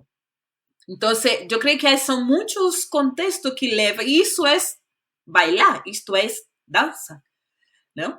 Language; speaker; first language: Spanish; non-native, fluent; Portuguese